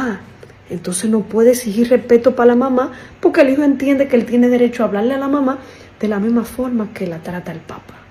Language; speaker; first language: Spanish; native; Spanish